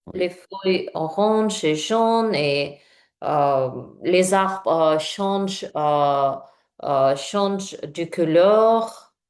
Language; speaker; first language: French; non-native, learner; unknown